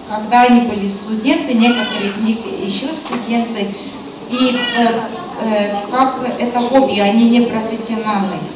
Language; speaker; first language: Russian; non-native, fluent; Estonian